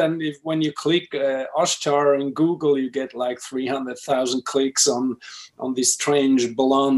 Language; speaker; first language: English; non-native, fluent; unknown